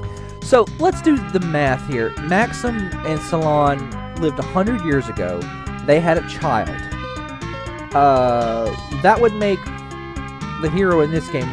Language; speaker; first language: English; native; English